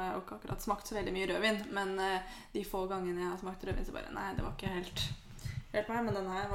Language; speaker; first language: Norwegian; native; Norwegian